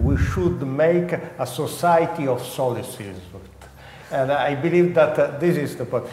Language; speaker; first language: English; non-native, fluent; Italian